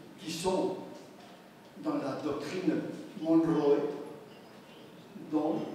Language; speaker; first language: French; non-native, fluent; Spanish